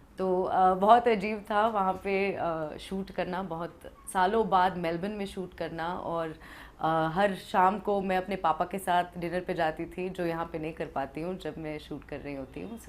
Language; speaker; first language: Hindi; early bilingual, heritage; English